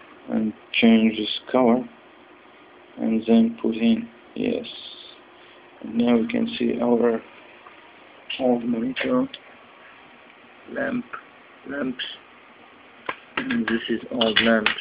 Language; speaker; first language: English; non-native, learner; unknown